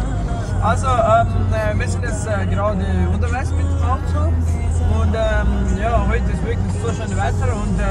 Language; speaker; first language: German; non-native, learner; Tibetan